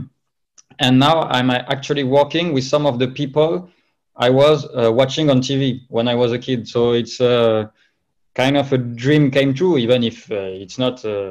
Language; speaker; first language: English; non-native, fluent; French